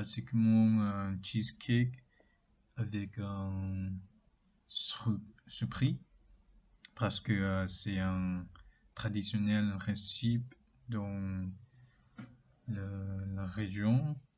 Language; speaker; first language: French; non-native, learner; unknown